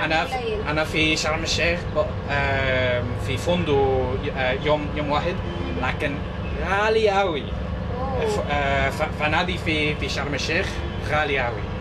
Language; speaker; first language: Arabic; non-native, learner; English